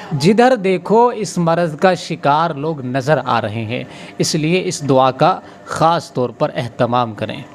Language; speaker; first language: Urdu; native; Urdu